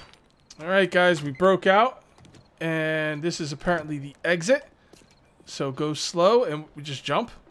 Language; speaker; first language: English; native; English